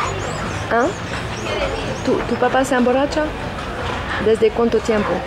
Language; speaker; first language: Spanish; non-native, fluent; French